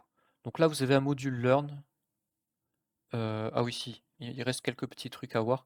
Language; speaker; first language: French; native; French